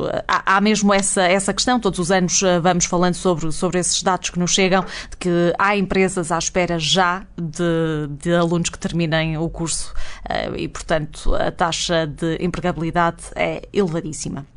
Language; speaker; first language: Portuguese; native; Portuguese